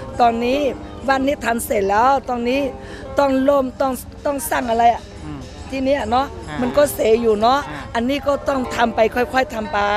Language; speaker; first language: Thai; non-native, learner; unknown